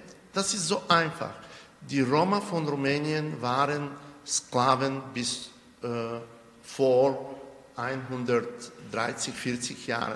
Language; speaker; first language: German; non-native, fluent; Bulgarian